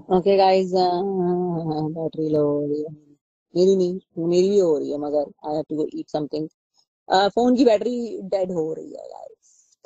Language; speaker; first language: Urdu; native; Urdu